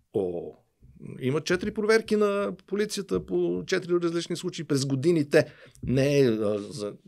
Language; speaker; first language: Bulgarian; native; Bulgarian